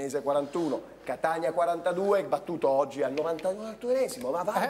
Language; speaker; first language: Italian; native; Italian